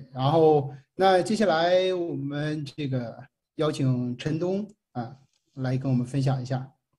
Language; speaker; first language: Chinese; native; Chinese